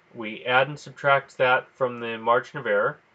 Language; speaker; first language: English; native; English